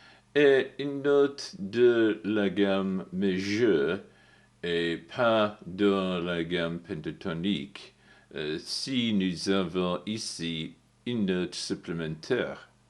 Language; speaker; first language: French; non-native, learner; English